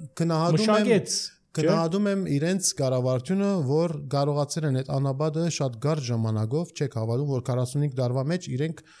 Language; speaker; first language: Armenian; early bilingual, heritage; Armenian